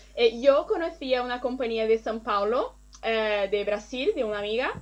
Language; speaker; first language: Spanish; non-native, learner; Portuguese